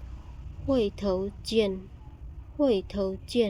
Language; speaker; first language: Chinese; non-native, learner; Khmer